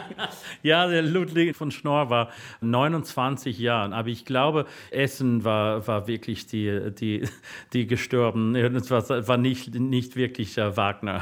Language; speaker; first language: German; non-native, learner; English